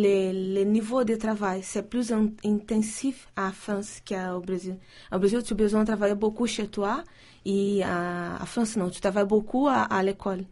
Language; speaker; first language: French; non-native, learner; Portuguese